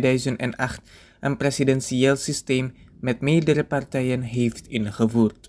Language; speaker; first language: Dutch; non-native, fluent; Indonesian